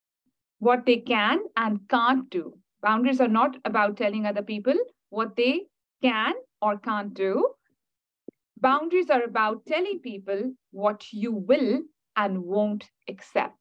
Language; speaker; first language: English; non-native, local second language; Urdu